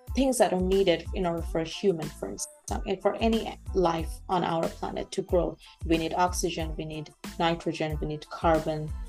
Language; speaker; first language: English; non-native, local second language; Bangla